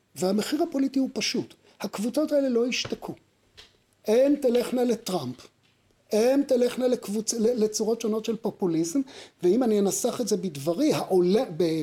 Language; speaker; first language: Hebrew; native; Hebrew